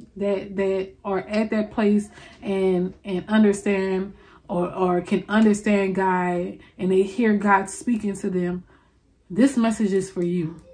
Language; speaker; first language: English; native; English